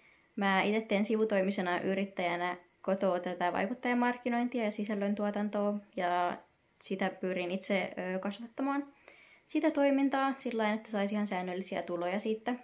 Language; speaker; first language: Finnish; native; Finnish